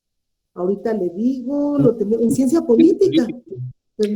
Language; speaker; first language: Spanish; native; Spanish